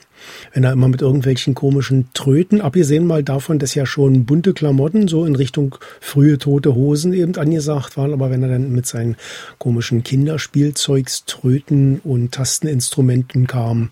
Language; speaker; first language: German; native; German